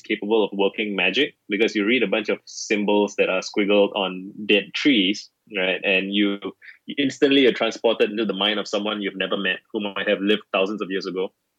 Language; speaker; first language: English; native; English